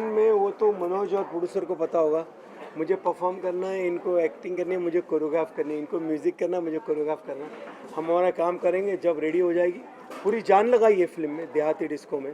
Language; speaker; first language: Hindi; native; Hindi